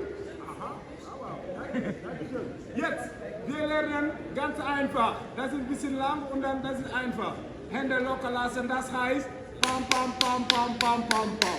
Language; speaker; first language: German; non-native, learner; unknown